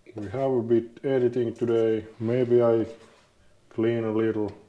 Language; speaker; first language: English; non-native, learner; Finnish